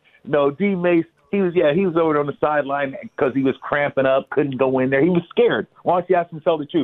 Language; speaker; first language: English; native; English